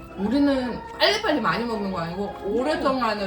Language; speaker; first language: Korean; non-native, fluent; Russian